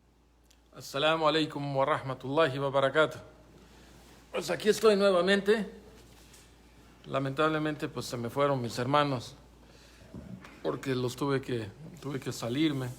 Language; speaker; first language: Spanish; native; Spanish